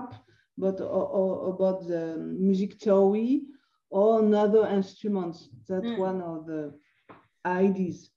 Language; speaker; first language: English; non-native, learner; French